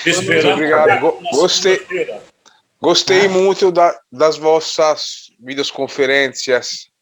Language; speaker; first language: Portuguese; non-native, learner; Italian